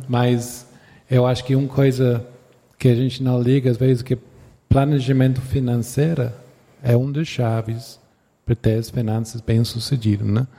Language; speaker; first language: Portuguese; non-native, fluent; English